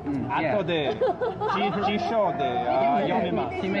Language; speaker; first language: Japanese; non-native, learner; English